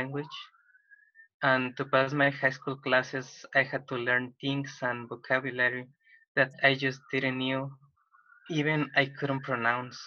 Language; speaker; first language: English; non-native, fluent; Spanish